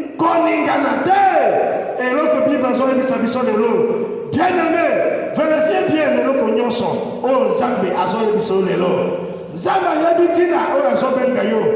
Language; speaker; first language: Lingala; non-native, fluent; Igbo